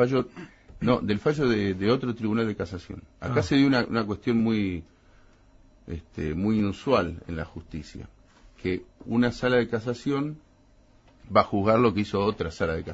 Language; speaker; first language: Spanish; native; Spanish